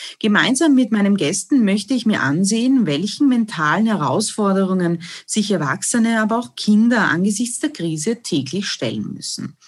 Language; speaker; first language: German; native; German